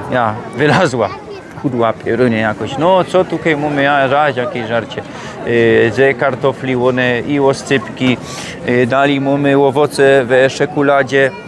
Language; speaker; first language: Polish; native; Polish